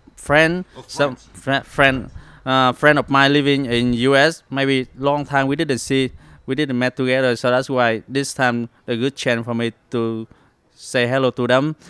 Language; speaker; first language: English; non-native, learner; Vietnamese